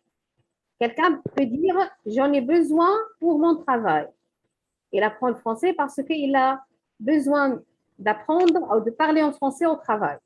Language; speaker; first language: French; non-native, fluent; Arabic